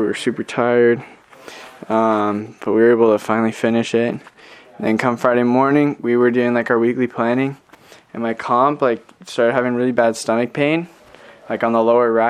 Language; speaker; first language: English; native; English